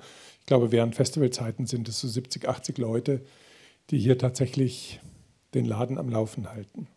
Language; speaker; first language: German; native; German